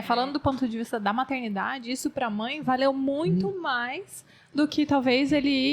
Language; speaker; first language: Portuguese; native; Portuguese